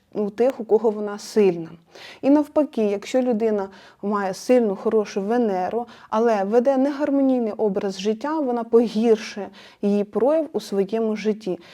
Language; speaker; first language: Ukrainian; non-native, local second language; Russian